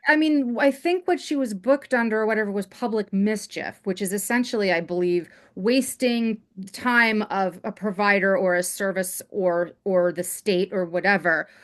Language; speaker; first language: English; native; English